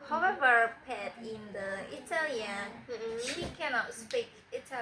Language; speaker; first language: English; non-native, learner; Indonesian